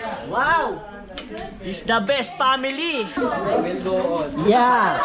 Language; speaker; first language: English; non-native, local second language; Filipino